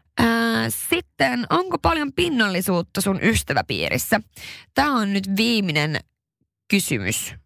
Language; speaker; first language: Finnish; early bilingual, heritage; Finnish